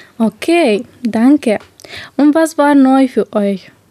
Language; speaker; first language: German; non-native, learner; Romanian